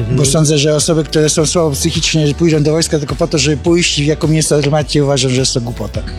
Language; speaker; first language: Polish; native; Polish